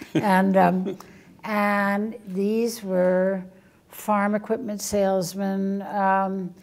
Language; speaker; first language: English; native; English